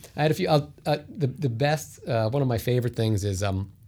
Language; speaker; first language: English; native; English